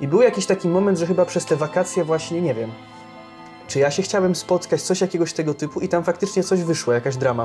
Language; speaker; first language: Polish; native; Polish